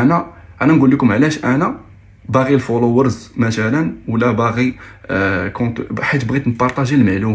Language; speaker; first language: Arabic; native; Arabic